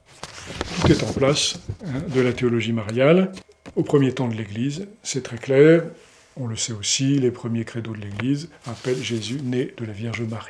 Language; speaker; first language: French; native; French